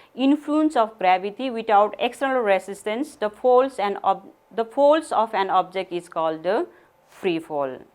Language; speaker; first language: English; non-native, local second language; Nepali